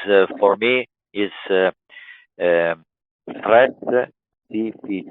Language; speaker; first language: English; non-native, learner; Italian